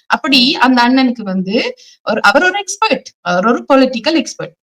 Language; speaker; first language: Tamil; early bilingual, heritage; Tamil